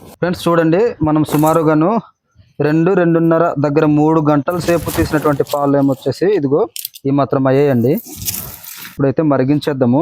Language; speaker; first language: Telugu; non-native, local second language; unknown